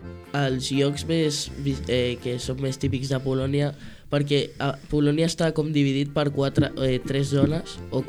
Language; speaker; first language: Catalan; early bilingual, heritage; Catalan